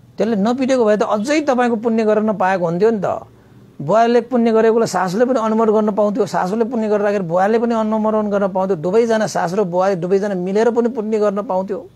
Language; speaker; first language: Nepali; non-native, local second language; Newari